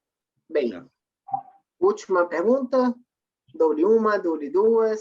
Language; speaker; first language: Portuguese; native; Portuguese